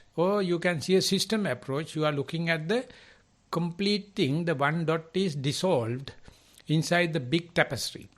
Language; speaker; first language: English; non-native, local second language; Sinhala